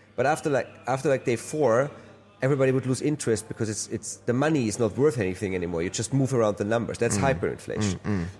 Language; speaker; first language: English; non-native, fluent; German